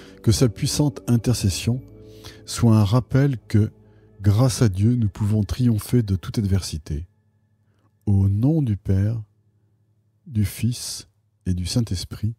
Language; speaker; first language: French; native; French